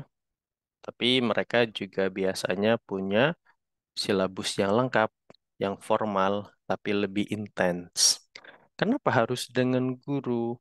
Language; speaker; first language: Indonesian; native; Indonesian